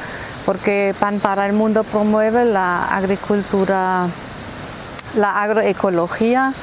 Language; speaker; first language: Spanish; non-native, fluent; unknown